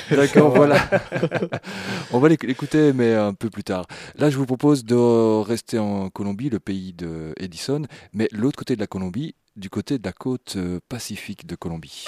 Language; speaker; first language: French; native; French